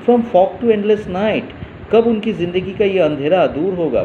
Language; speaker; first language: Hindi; native; Hindi